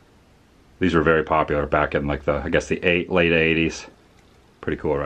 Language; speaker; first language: English; native; English